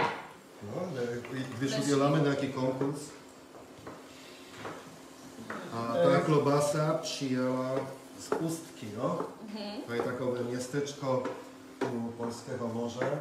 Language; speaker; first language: Czech; non-native, fluent; Polish